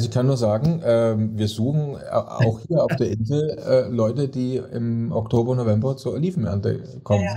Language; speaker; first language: German; native; German